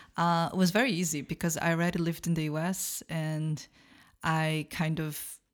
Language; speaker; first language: English; non-native, fluent; Portuguese